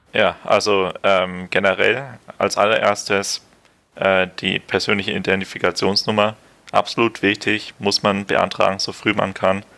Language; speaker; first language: German; native; German